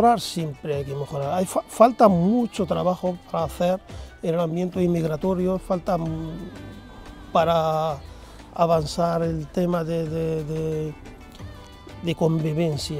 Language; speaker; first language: Spanish; non-native, fluent; Arabic